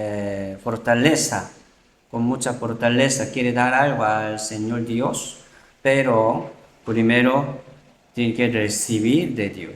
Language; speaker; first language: Spanish; non-native, learner; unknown